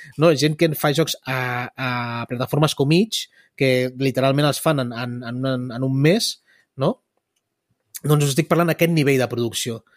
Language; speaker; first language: Catalan; early bilingual, other home language; Spanish